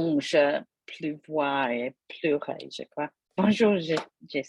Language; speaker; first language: French; non-native, fluent; English